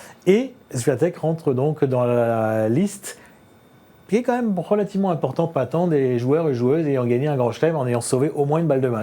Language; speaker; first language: French; native; French